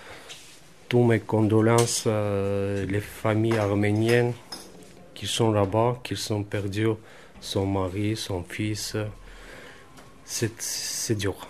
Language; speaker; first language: French; non-native, fluent; Armenian